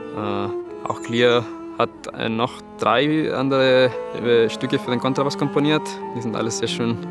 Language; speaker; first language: German; non-native, fluent; Spanish